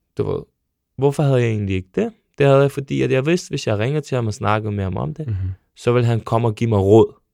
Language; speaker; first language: Danish; early bilingual, other home language; Serbian